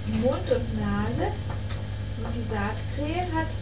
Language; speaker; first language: German; native; German